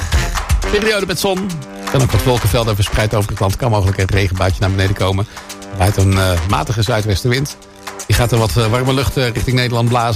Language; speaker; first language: Dutch; native; Dutch